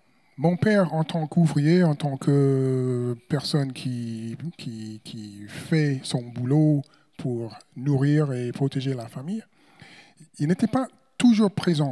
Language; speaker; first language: French; non-native, fluent; English